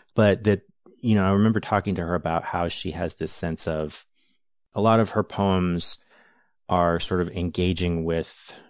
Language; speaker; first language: English; native; English